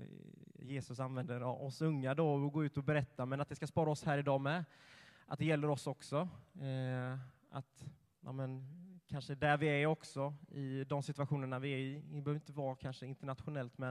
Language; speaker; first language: Swedish; native; Swedish